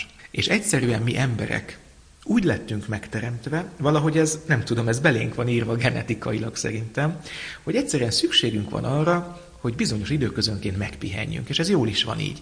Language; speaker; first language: Hungarian; native; Hungarian